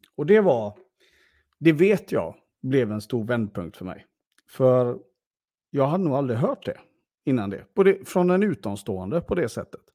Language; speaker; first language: Swedish; early bilingual, other home language; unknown